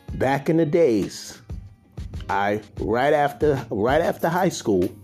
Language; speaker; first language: English; native; English